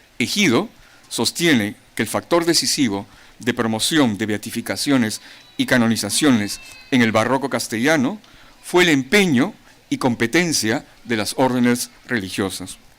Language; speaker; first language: Spanish; native; Spanish